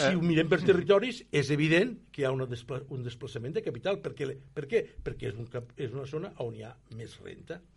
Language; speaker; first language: Catalan; native; Catalan